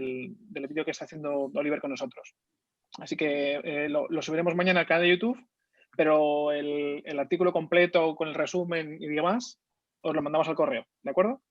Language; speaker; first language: Spanish; native; Spanish